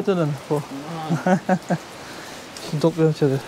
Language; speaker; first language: Turkish; native; Turkish